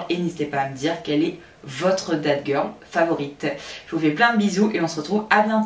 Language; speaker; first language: French; native; French